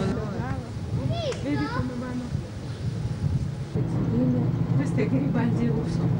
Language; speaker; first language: Italian; non-native, learner; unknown